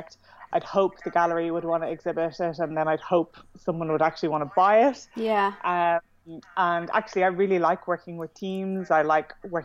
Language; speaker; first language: English; native; English